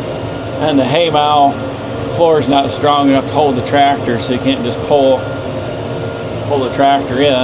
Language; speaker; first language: English; native; English